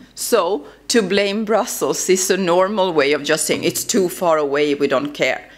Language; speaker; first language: English; non-native, fluent; Swedish